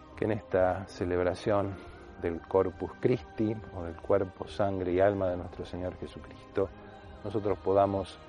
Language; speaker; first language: Spanish; native; Spanish